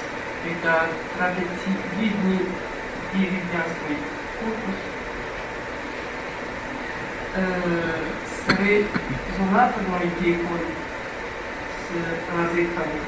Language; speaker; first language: Russian; non-native, fluent; Arabic